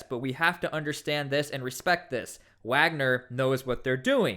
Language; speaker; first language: English; native; English